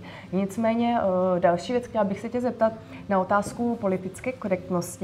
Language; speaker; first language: Czech; native; Czech